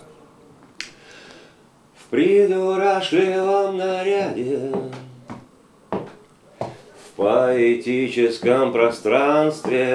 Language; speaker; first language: Russian; native; Russian